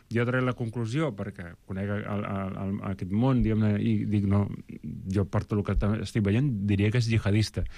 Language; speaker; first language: Catalan; native; Catalan